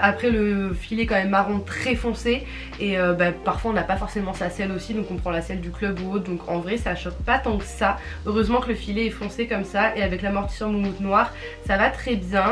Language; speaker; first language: French; native; French